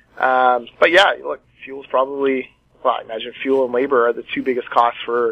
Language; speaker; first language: English; native; English